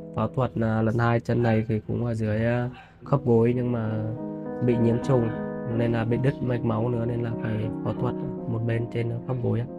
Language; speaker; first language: Vietnamese; non-native, local second language; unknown